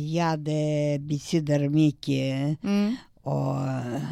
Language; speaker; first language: Swedish; non-native, learner; Russian